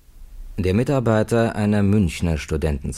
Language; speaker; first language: German; native; German